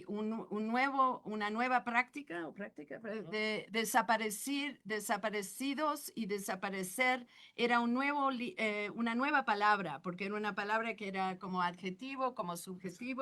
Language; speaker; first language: Spanish; non-native, fluent; English